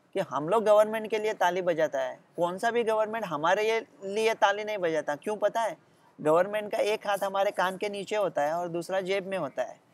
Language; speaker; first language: Hindi; non-native, local second language; Marathi